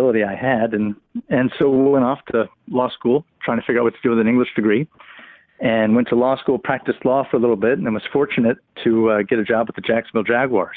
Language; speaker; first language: English; native; English